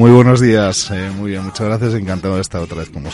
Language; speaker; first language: Spanish; native; Spanish